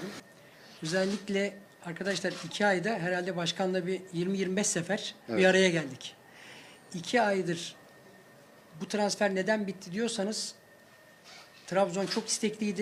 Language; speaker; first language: Turkish; native; Turkish